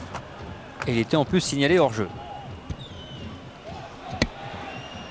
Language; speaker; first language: French; native; French